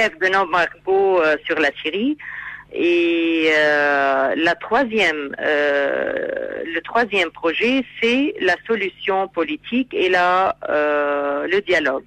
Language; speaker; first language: French; non-native, fluent; Arabic